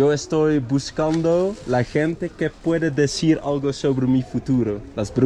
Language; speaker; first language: Spanish; non-native, learner; Dutch